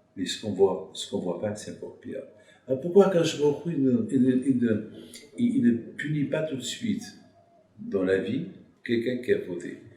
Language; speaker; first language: French; non-native, local second language; Arabic